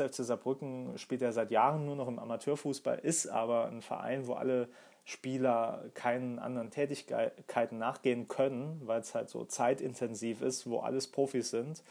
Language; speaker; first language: German; native; German